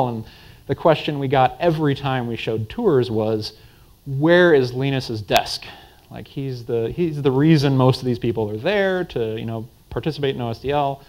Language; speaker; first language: English; native; English